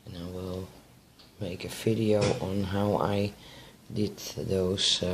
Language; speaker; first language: English; non-native, fluent; Dutch